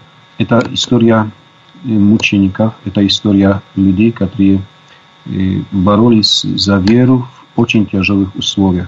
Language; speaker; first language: Russian; non-native, fluent; Polish